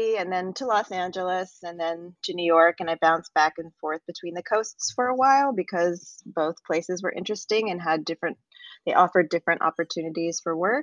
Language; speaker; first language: English; native; English